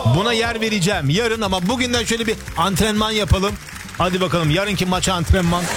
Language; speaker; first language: Turkish; early bilingual, heritage; Turkish